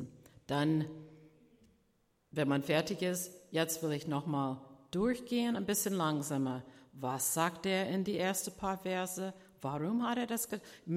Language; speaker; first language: German; non-native, fluent; English